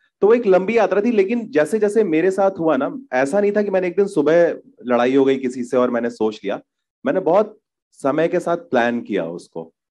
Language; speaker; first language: Hindi; native; Hindi